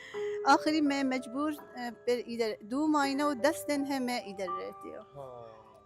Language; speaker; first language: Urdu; non-native, learner; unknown